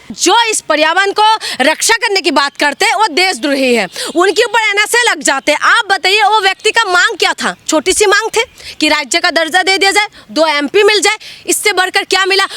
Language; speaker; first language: Hindi; non-native, local second language; Assamese